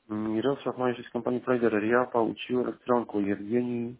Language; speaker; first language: Russian; non-native, learner; Polish